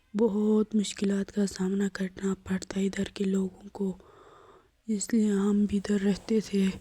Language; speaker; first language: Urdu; non-native, local second language; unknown